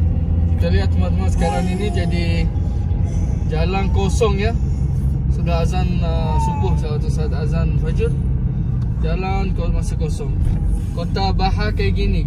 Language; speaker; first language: Indonesian; non-native, fluent; Arabic